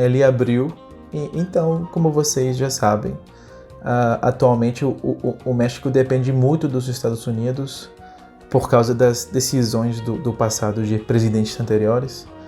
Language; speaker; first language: Portuguese; non-native, fluent; Spanish